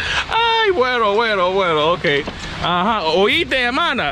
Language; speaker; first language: Spanish; non-native, learner; English